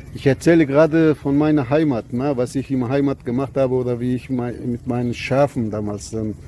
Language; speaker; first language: German; non-native, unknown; Turkish